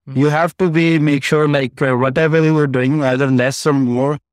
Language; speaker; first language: English; non-native, local second language; Punjabi